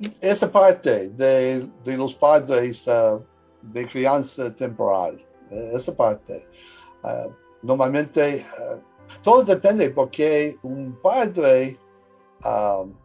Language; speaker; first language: Spanish; early bilingual, heritage; English